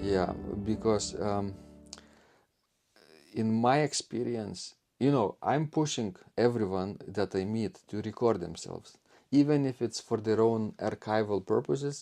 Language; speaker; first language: English; non-native, fluent; Lithuanian